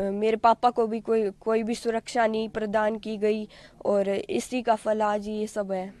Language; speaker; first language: Hindi; native; Hindi